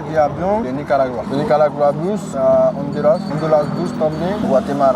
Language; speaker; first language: Spanish; non-native, learner; Haitian Creole